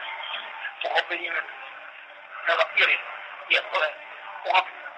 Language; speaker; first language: Czech; non-native, local second language; Romany